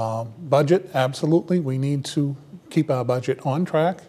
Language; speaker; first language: English; native; English